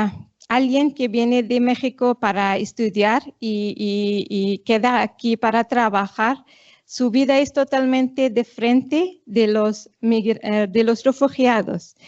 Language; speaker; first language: Spanish; non-native, fluent; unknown